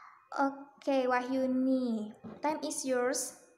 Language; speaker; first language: English; non-native, learner; Minangkabau